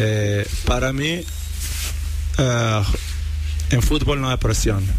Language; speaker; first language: Spanish; non-native, learner; Portuguese